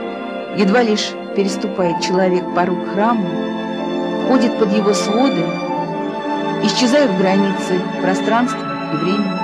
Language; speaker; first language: Russian; native; Russian